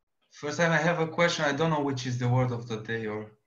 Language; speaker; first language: English; non-native, learner; Romanian